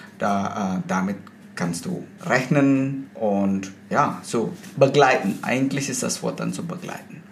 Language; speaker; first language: German; non-native, fluent; Indonesian